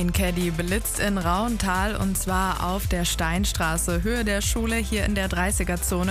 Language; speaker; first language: German; native; German